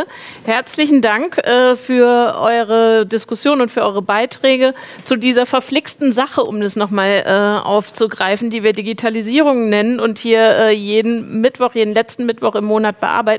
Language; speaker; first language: German; native; German